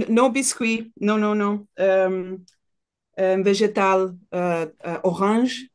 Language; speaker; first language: French; non-native, learner; Portuguese